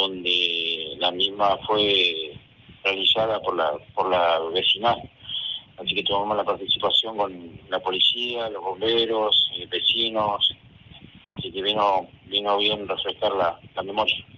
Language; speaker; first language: Spanish; native; Spanish